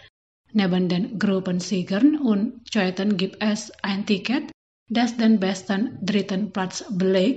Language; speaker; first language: German; non-native, fluent; Indonesian